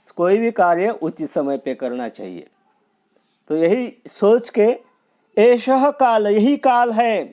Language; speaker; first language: Hindi; non-native, local second language; Marathi